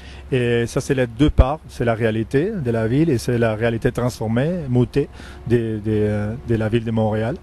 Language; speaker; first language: French; non-native, fluent; Spanish